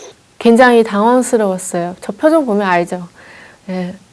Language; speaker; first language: Korean; non-native, fluent; Chinese